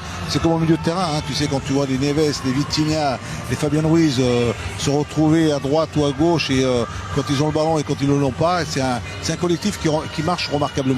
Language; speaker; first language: French; native; French